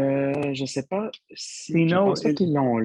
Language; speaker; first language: French; native; French